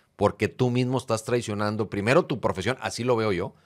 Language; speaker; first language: Spanish; native; Spanish